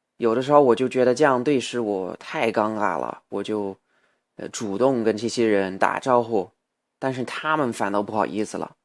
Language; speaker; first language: Chinese; non-native, fluent; English